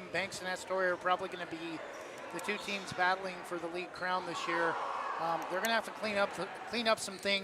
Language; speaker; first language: English; native; English